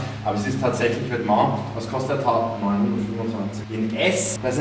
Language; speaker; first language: German; native; German